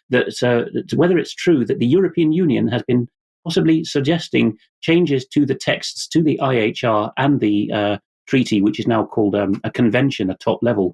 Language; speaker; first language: English; non-native, fluent; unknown